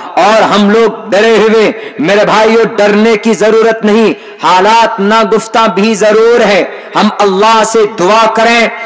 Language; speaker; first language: Urdu; native; Urdu